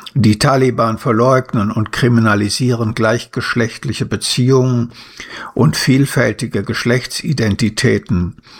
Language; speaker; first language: German; native; German